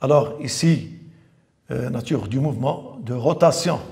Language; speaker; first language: French; non-native, local second language; Arabic